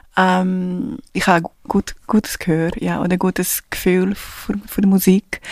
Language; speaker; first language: German; non-native, fluent; Portuguese